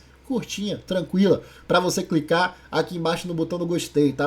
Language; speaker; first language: Portuguese; native; Portuguese